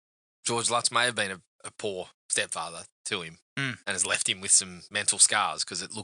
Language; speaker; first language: English; native; English